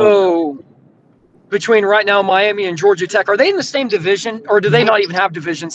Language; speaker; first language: English; native; English